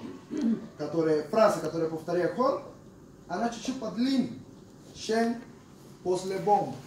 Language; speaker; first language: Russian; non-native, fluent; Spanish